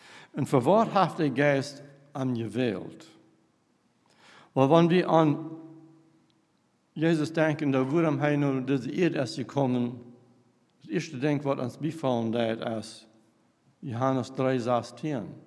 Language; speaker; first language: Dutch; non-native, learner; English